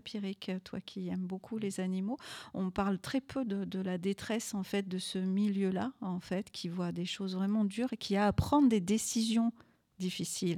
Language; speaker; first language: French; native; French